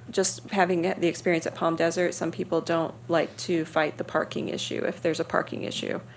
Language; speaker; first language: English; native; English